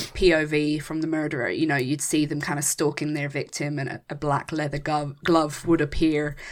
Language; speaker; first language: English; native; English